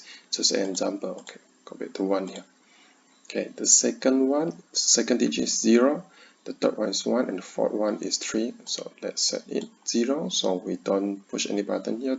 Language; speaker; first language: English; non-native, learner; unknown